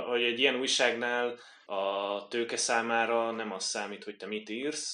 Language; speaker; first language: Hungarian; native; Hungarian